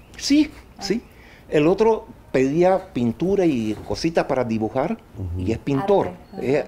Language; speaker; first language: Spanish; native; Spanish